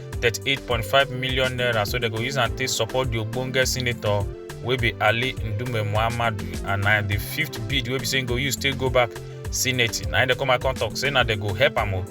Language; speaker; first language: Nigerian Pidgin; native; Nigerian Pidgin